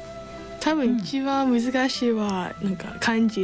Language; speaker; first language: Japanese; non-native, learner; English